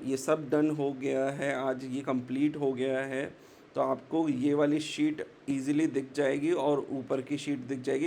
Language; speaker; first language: Hindi; native; Hindi